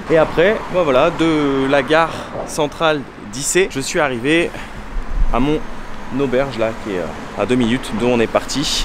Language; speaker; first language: French; native; French